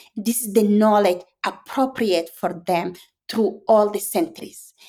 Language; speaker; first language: English; non-native, fluent; Fula